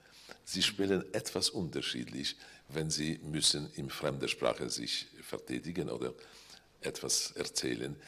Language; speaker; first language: German; non-native, fluent; Polish